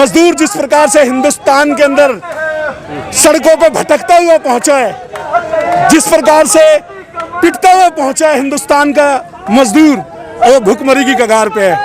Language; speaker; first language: Hindi; native; Hindi